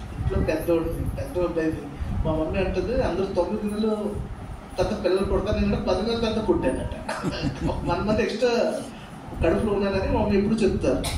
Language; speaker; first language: Telugu; non-native, local second language; Urdu